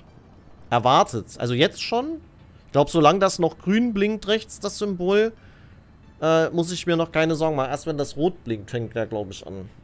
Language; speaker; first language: German; native; German